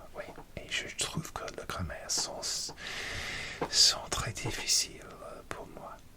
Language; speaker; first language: French; non-native, learner; English